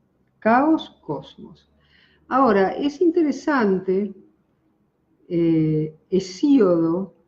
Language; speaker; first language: Spanish; native; Spanish